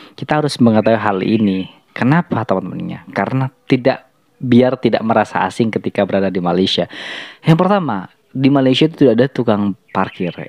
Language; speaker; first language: Indonesian; native; Indonesian